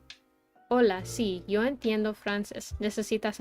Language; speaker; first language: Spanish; non-native, learner; English